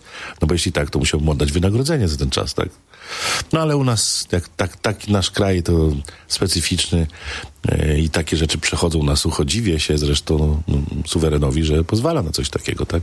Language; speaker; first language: Polish; native; Polish